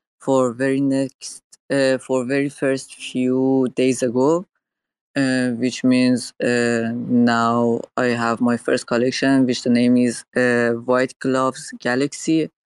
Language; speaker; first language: English; non-native, learner; Persian